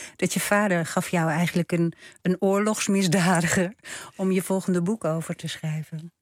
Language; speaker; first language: Dutch; native; Dutch